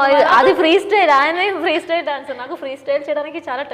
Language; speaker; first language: Telugu; non-native, learner; Malayalam